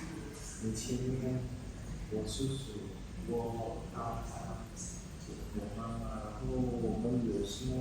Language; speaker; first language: Chinese; non-native, learner; Indonesian